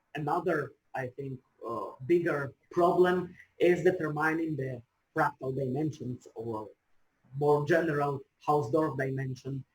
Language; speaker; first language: English; non-native, fluent; Ukrainian